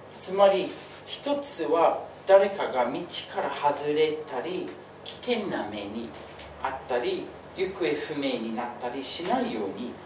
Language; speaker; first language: Japanese; non-native, fluent; English